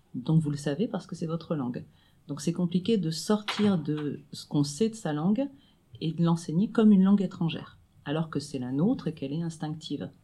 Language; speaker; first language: French; native; French